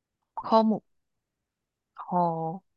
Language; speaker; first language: Japanese; non-native, learner; Chinese